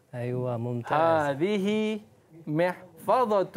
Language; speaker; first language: Arabic; non-native, learner; Malay